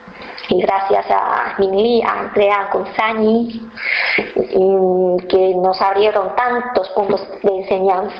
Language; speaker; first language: Spanish; non-native, fluent; Chinese